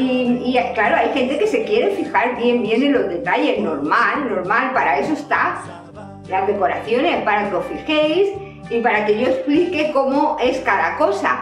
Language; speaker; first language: Spanish; native; Spanish